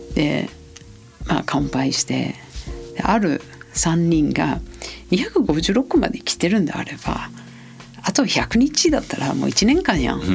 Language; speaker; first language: Japanese; non-native, fluent; English